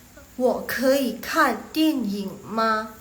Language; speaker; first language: Chinese; non-native, fluent; Indonesian